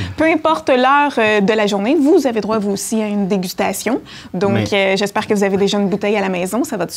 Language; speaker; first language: French; native; French